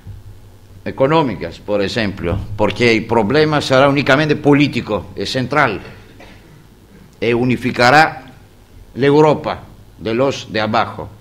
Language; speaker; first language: Spanish; non-native, fluent; Greek